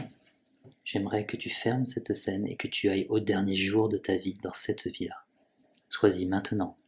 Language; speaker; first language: French; native; French